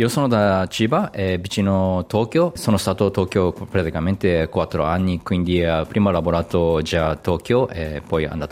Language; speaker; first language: Italian; non-native, learner; Japanese